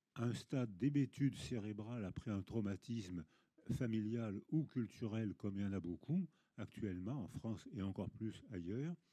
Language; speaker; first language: French; native; French